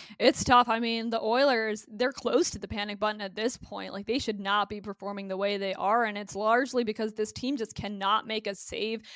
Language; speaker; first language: English; native; English